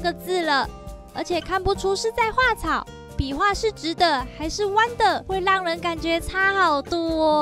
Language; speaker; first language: Chinese; native; Chinese